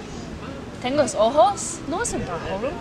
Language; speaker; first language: Spanish; non-native, learner; English